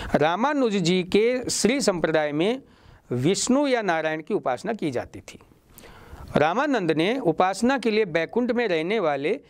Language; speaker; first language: Hindi; native; Hindi